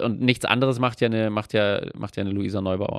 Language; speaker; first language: German; native; German